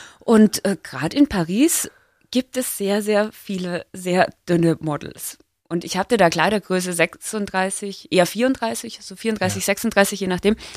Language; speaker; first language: German; native; German